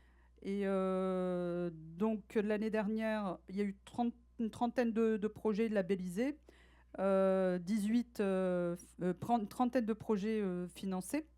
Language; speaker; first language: French; native; French